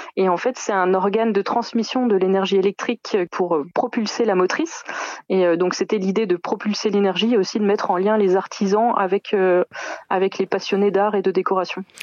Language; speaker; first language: French; native; French